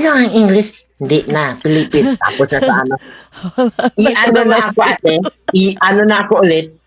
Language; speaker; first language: Filipino; non-native, learner; Indonesian